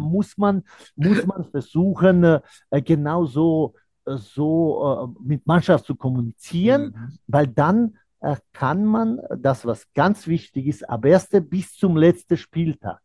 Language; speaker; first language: German; non-native, fluent; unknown